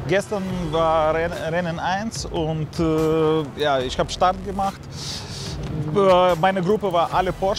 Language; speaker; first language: German; non-native, learner; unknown